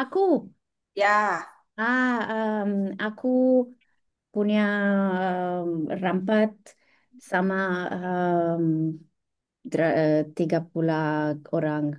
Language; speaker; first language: Indonesian; non-native, learner; English